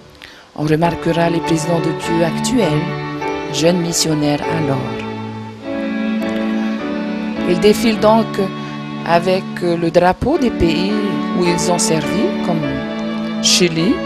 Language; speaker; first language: French; native; French